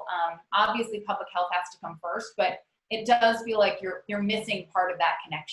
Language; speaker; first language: English; native; English